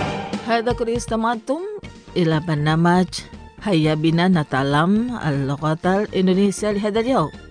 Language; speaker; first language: Arabic; non-native, fluent; Indonesian